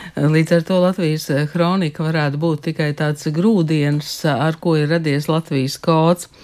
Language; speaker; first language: Latvian; native; Latvian